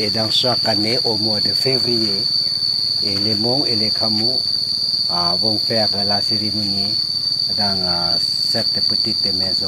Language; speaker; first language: French; non-native, fluent; Lao